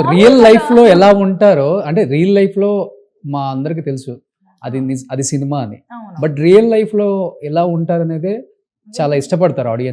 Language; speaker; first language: Telugu; native; Telugu